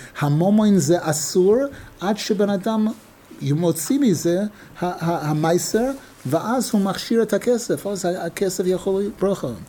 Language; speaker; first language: Hebrew; non-native, fluent; English